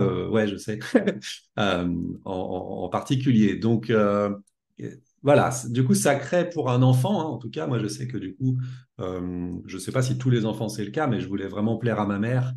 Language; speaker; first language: French; native; French